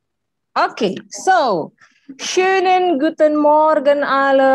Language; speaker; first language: German; non-native, learner; Indonesian